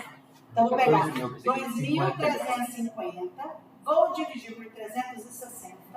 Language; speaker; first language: Portuguese; native; Portuguese